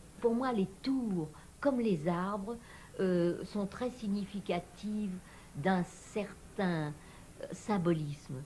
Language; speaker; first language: French; native; French